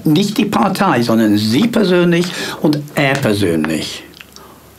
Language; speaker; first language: German; non-native, fluent; English